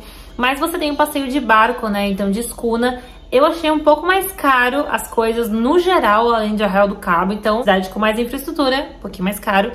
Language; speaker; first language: Portuguese; native; Portuguese